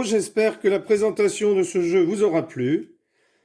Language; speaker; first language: French; native; French